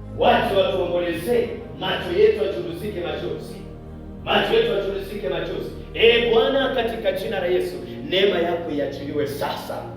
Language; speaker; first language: Swahili; native; Swahili